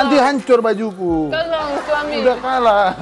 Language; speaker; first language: Indonesian; non-native, learner; Russian